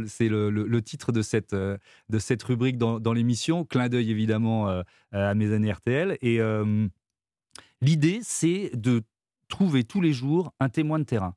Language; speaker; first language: French; native; French